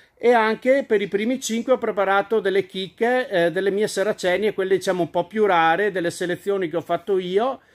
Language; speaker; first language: Italian; native; Italian